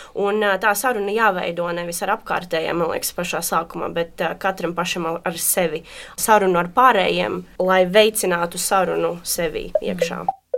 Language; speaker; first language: Latvian; non-native, local second language; Russian